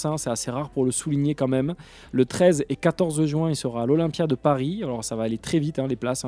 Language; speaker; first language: French; native; French